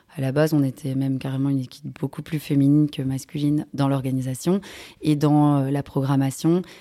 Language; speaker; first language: French; native; French